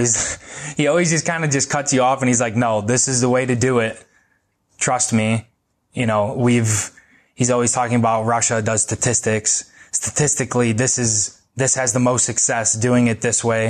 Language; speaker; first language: English; native; English